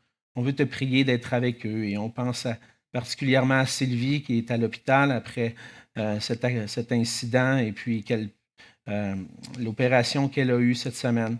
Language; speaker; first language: French; native; French